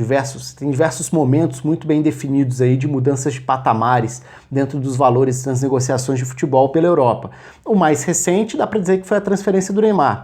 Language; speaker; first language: Portuguese; native; Portuguese